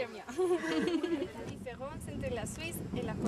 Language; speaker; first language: French; non-native, learner; Spanish